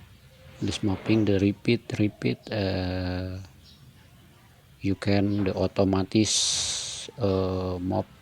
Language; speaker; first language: English; non-native, learner; Indonesian